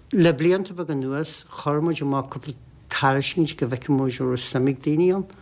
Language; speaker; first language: Irish; native; Irish